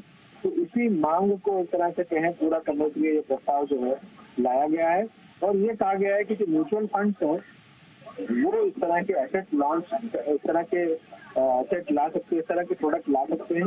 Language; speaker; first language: Hindi; native; Hindi